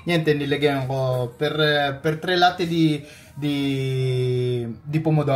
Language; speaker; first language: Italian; early bilingual, other home language; Filipino